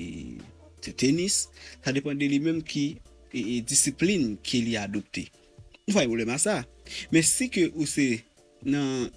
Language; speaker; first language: Haitian Creole; native; Haitian Creole